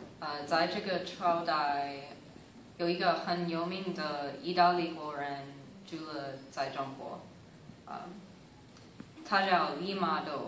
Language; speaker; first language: Chinese; non-native, learner; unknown